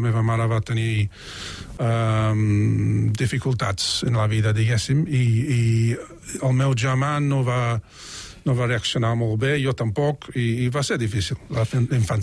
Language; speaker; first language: Catalan; non-native, fluent; English